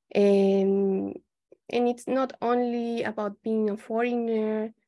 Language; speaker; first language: English; non-native, fluent; Spanish